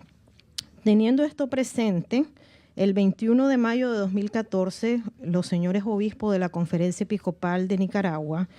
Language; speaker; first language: Spanish; native; Spanish